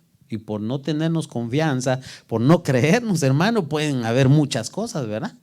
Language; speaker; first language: Spanish; native; Spanish